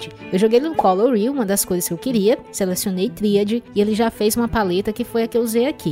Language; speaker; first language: Portuguese; native; Portuguese